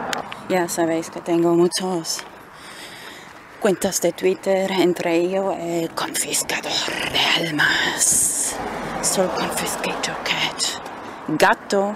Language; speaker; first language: Spanish; non-native, fluent; German